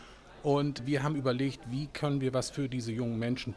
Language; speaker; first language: German; native; German